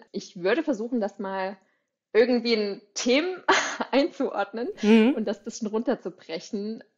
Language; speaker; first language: German; native; German